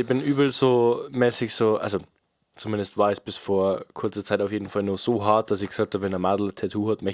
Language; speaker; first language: German; native; German